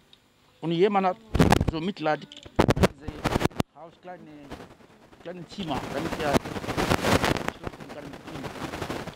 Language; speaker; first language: German; non-native, fluent; Portuguese